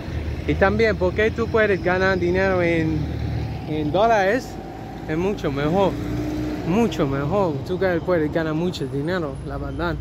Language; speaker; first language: Spanish; non-native, learner; English